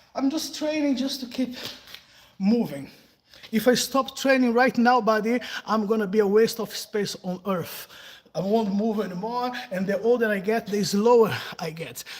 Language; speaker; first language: English; non-native, fluent; Portuguese